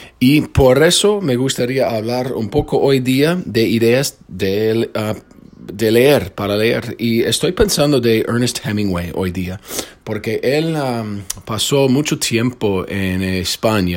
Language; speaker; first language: Spanish; non-native, fluent; English